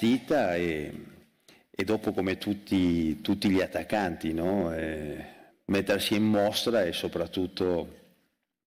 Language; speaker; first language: Italian; non-native, fluent; Spanish